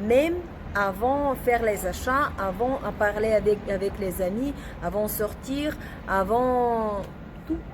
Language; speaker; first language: French; non-native, learner; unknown